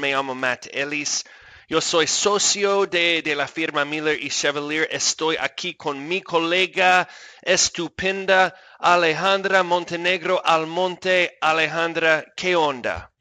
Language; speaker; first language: Spanish; non-native, fluent; English